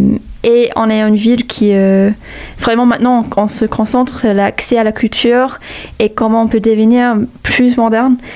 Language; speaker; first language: French; non-native, fluent; English